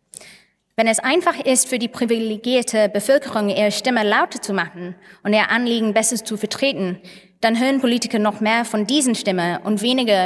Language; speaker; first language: German; non-native, fluent; English